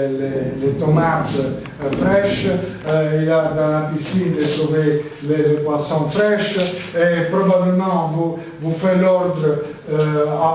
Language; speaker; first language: French; non-native, learner; Italian